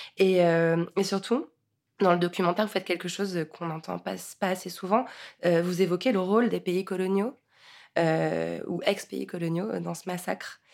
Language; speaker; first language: French; native; French